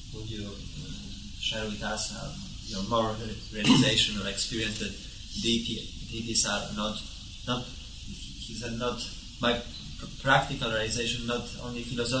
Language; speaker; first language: English; non-native, fluent; Polish